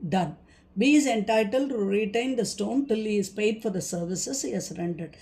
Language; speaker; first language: English; non-native, local second language; Tamil